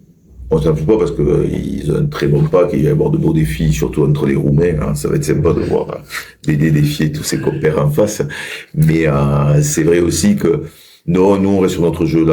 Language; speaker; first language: French; native; French